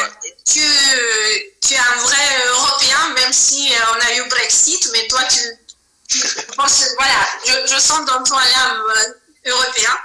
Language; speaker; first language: French; non-native, fluent; Azerbaijani